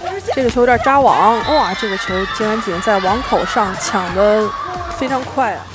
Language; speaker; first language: Chinese; native; Chinese